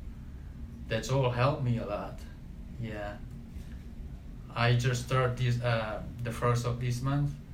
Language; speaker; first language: English; non-native, learner; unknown